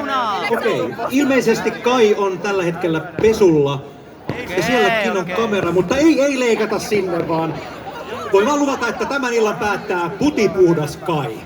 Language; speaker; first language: Finnish; native; Finnish